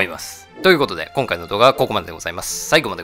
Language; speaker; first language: Japanese; native; Japanese